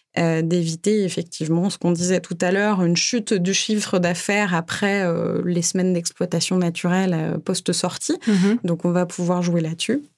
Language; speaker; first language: French; native; French